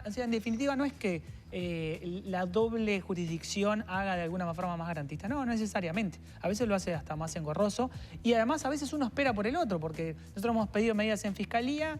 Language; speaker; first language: Spanish; native; Spanish